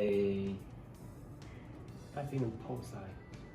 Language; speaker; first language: English; non-native, learner; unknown